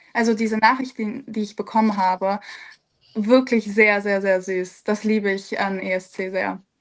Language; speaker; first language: German; early bilingual, other home language; Serbian